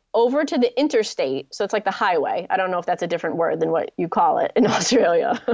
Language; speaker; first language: English; native; English